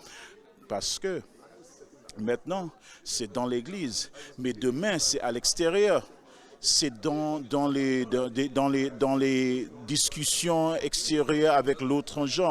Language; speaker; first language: French; non-native, local second language; English